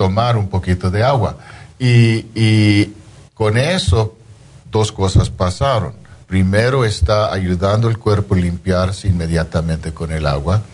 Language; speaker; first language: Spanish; non-native, fluent; English